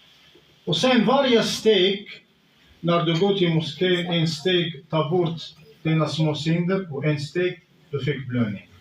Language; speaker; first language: Swedish; non-native, fluent; Arabic